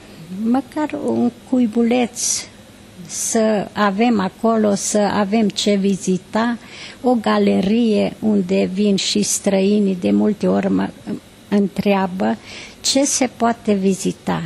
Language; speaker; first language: Romanian; non-native, local second language; Hungarian